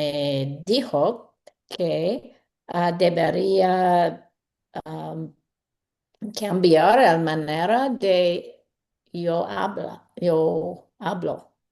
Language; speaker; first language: Spanish; non-native, learner; English